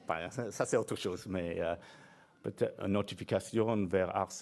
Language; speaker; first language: French; non-native, fluent; English